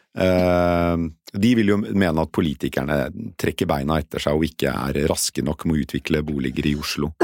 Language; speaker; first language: Norwegian; native; Norwegian